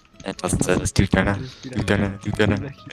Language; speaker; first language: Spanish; non-native, learner; English